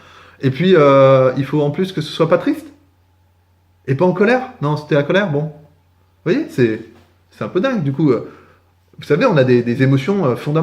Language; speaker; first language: French; native; French